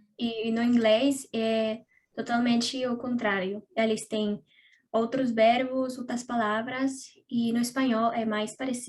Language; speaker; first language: Portuguese; non-native, learner; Spanish